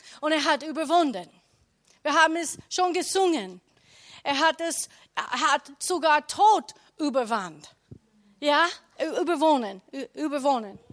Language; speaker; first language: German; non-native, learner; English